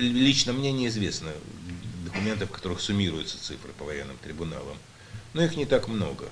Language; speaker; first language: Russian; native; Russian